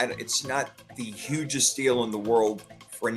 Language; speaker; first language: English; native; English